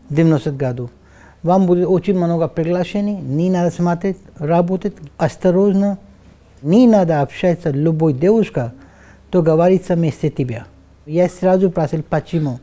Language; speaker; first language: Russian; non-native, learner; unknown